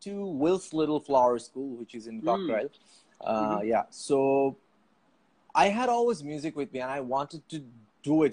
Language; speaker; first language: English; non-native, local second language; Bangla